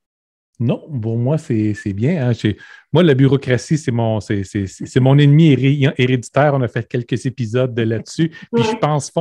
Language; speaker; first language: French; native; French